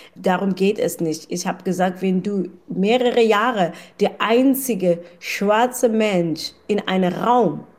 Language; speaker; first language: German; non-native, fluent; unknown